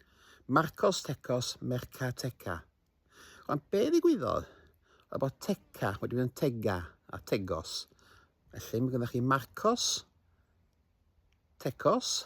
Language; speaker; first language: Welsh; native; Welsh